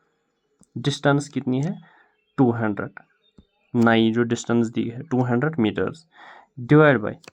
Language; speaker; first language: Hindi; non-native, local second language; Kashmiri